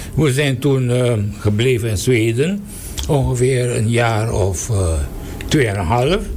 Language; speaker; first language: Dutch; native; Dutch